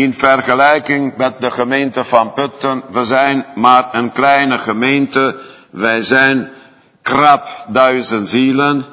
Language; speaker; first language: Dutch; non-native, fluent; Hungarian